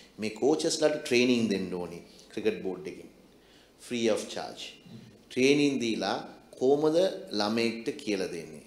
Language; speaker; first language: Sinhala; non-native, local second language; Tamil